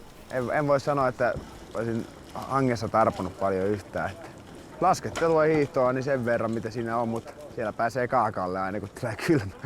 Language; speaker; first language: Finnish; native; Finnish